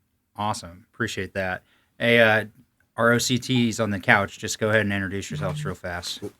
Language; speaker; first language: English; native; English